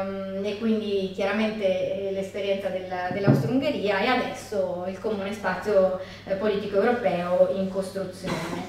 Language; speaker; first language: Italian; native; Italian